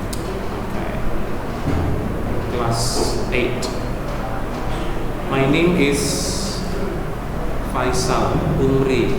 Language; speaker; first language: English; non-native, fluent; Indonesian